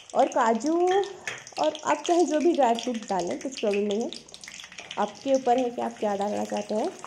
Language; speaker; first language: Hindi; non-native, local second language; Odia